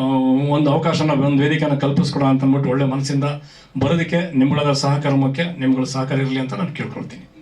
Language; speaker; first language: Kannada; native; Kannada